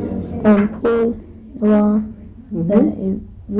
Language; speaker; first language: French; non-native, learner; English